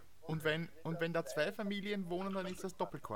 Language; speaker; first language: German; native; German